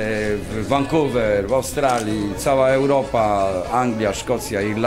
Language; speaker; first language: Polish; native; Polish